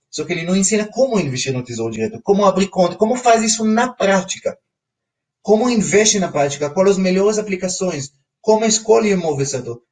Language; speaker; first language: Portuguese; non-native, fluent; Hebrew